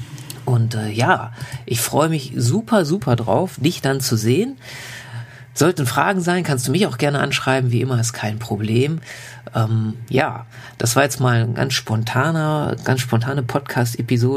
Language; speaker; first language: German; native; German